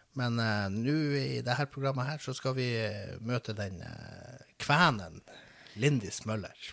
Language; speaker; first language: Norwegian; native; Norwegian